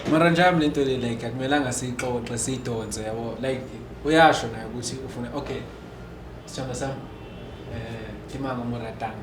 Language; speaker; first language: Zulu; non-native, local second language; Xhosa